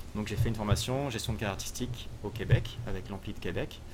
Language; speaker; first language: French; native; French